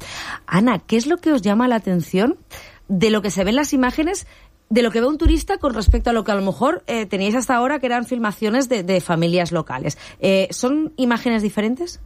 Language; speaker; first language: Spanish; native; Spanish